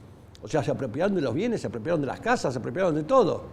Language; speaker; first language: Spanish; native; Spanish